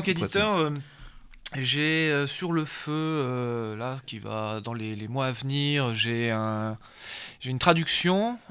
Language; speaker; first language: French; native; French